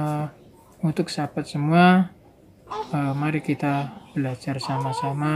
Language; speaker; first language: Indonesian; non-native, local second language; Javanese